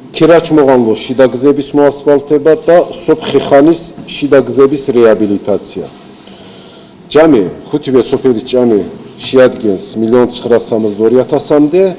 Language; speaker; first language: Georgian; non-native, local second language; Azerbaijani